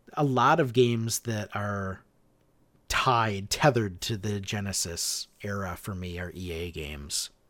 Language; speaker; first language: English; native; English